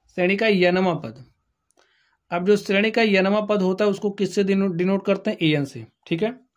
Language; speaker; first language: Hindi; native; Hindi